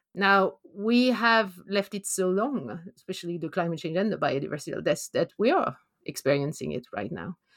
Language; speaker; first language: English; non-native, fluent; French